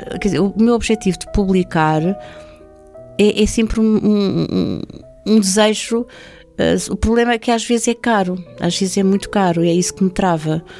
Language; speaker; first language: Portuguese; native; Portuguese